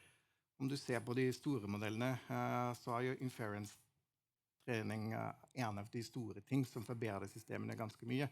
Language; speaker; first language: Norwegian; non-native, fluent; German